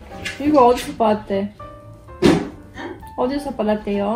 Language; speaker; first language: Korean; non-native, fluent; Romanian